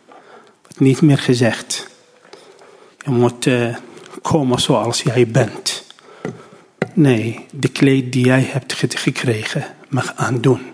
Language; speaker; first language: Dutch; non-native, learner; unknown